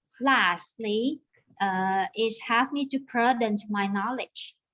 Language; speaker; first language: English; non-native, learner; Vietnamese